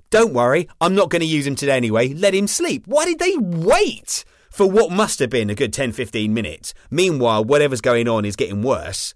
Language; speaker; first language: English; native; English